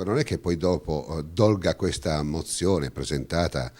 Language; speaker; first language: Italian; native; Italian